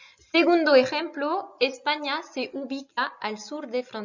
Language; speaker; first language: Spanish; non-native, fluent; French